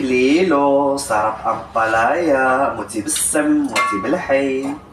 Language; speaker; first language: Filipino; non-native, learner; Arabic